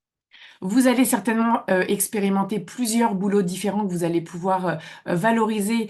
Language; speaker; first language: French; native; French